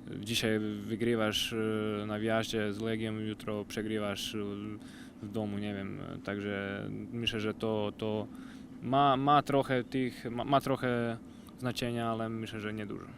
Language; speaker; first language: Polish; non-native, learner; Croatian